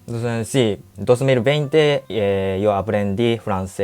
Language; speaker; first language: Spanish; non-native, learner; Japanese